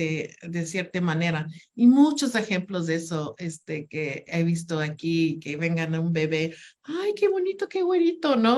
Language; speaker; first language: Spanish; non-native, fluent; English